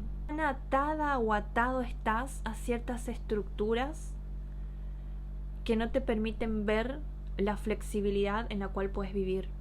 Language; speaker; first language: Spanish; native; Spanish